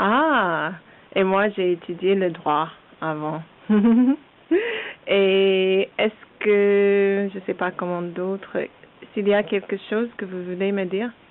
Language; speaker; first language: French; non-native, learner; English